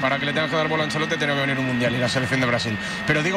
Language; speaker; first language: Spanish; native; Spanish